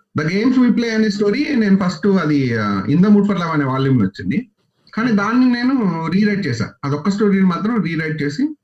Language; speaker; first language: Telugu; native; Telugu